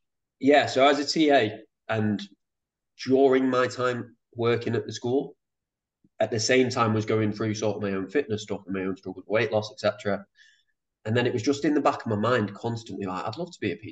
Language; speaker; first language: English; native; English